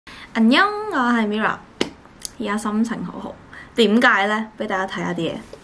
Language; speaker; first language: Cantonese; native; Cantonese